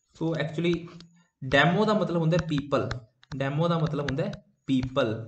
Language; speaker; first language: Hindi; non-native, local second language; Punjabi